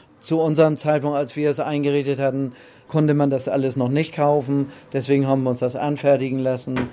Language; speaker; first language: German; native; German